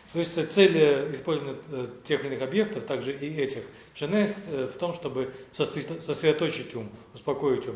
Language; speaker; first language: Russian; native; Russian